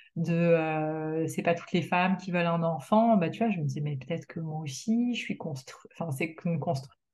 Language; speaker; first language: French; native; French